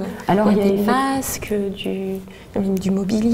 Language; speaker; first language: French; native; French